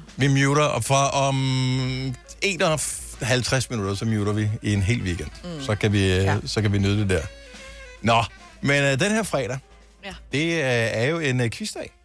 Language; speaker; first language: Danish; native; Danish